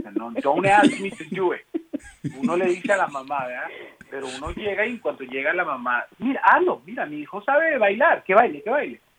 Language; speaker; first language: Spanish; early bilingual, heritage; Spanish